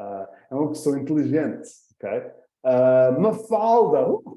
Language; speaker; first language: Portuguese; early bilingual, heritage; Portuguese